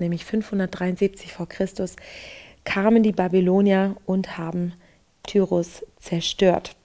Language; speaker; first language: German; native; German